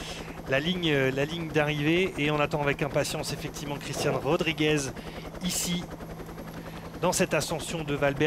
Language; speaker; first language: French; native; French